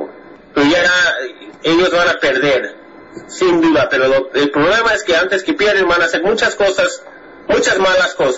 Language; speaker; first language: Spanish; non-native, fluent; English